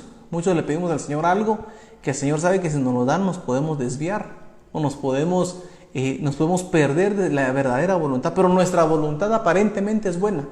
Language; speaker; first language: Spanish; native; Spanish